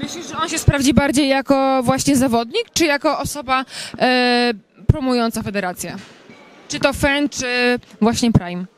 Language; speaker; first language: Polish; native; Polish